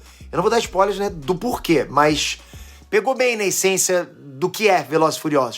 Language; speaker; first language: Portuguese; native; Portuguese